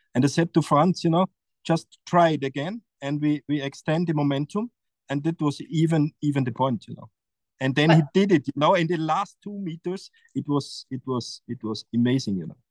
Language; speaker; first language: English; non-native, learner; German